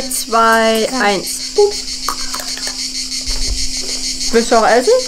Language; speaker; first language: German; native; German